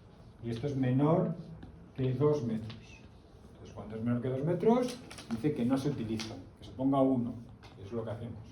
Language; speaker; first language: Spanish; native; Spanish